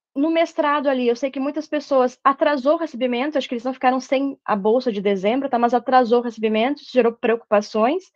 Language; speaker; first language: Portuguese; native; Portuguese